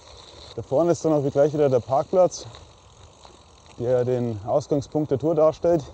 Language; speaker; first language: German; native; German